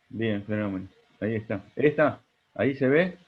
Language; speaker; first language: Spanish; native; Spanish